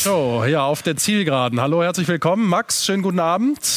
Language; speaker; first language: German; native; German